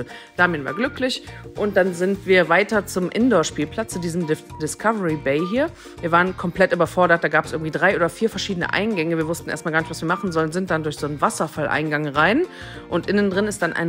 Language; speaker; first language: German; native; German